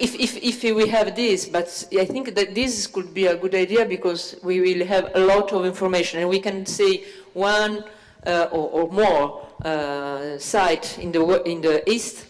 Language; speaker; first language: English; non-native, learner; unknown